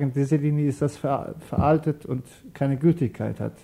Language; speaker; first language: German; non-native, learner; Turkish